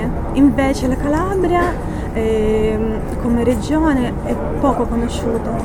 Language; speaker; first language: Italian; non-native, fluent; Russian